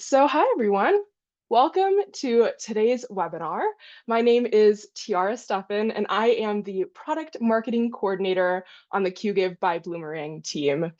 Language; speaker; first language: English; native; English